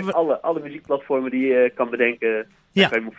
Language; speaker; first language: Dutch; native; Dutch